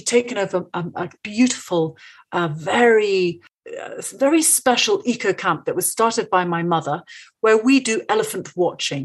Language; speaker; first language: English; native; English